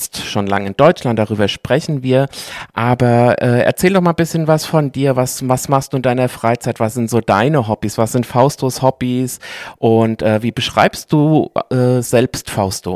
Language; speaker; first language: German; native; German